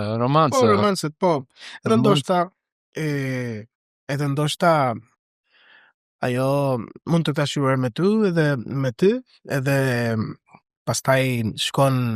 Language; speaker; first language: Albanian; non-native, learner; Spanish